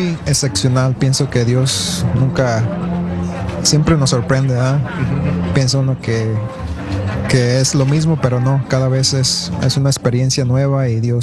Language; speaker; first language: Spanish; early bilingual, heritage; Spanish